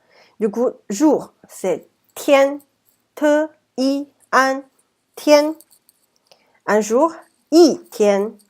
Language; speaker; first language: French; non-native, fluent; Chinese